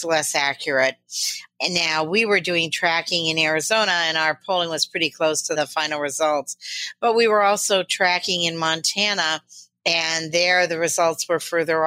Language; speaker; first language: English; native; English